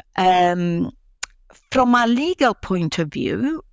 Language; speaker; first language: English; non-native, fluent; Italian